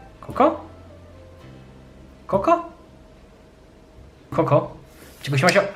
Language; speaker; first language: Japanese; non-native, fluent; Polish